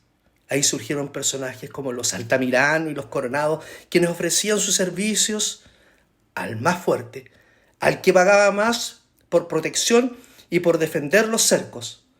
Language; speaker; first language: Spanish; native; Spanish